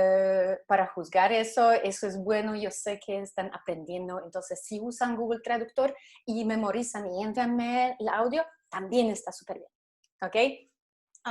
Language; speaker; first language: Spanish; non-native, fluent; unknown